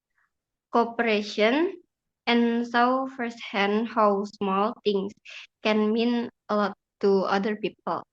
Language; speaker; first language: English; non-native, learner; Indonesian